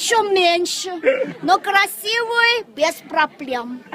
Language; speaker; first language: Russian; non-native, local second language; Kyrgyz